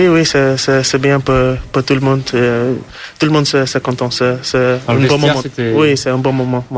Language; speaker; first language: French; non-native, learner; English